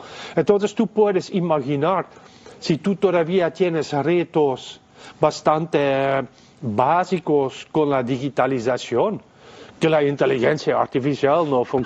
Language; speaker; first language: Spanish; non-native, fluent; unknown